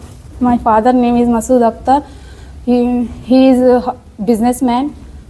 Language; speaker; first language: English; non-native, learner; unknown